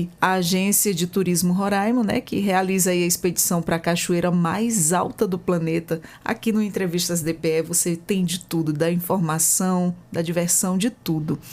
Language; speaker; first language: Portuguese; native; Portuguese